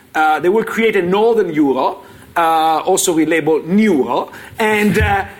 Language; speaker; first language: English; non-native, fluent; Italian